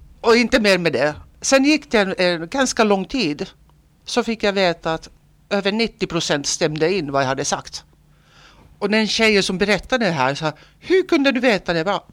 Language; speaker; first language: Swedish; non-native, local second language; Finnish